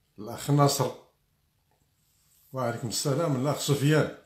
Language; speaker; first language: Arabic; native; Arabic